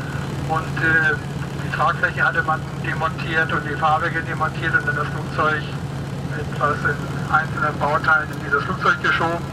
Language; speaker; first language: German; native; German